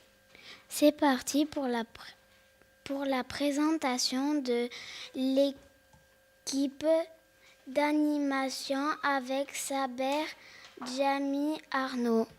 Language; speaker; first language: French; native; French